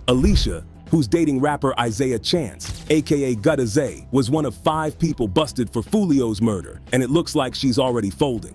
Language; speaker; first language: English; native; English